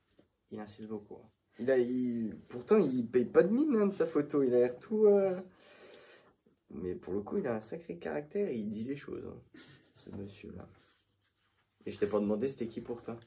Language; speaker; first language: French; native; French